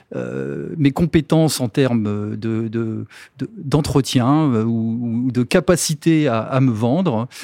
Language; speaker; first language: French; native; French